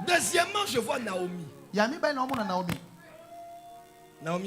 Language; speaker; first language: French; non-native, local second language; Lingala